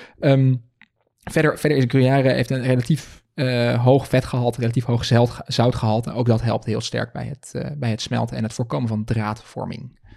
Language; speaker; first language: Dutch; native; Dutch